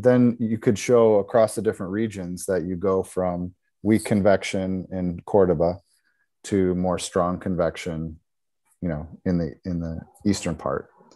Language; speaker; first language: English; native; English